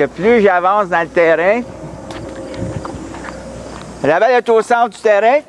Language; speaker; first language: French; native; French